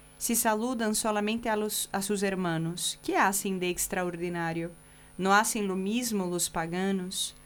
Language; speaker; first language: Spanish; non-native, fluent; Portuguese